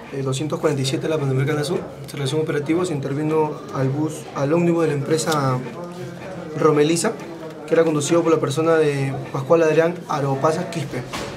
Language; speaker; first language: Spanish; native; Spanish